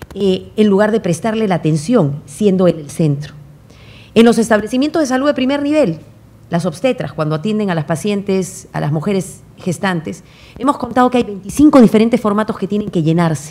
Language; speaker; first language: Spanish; native; Spanish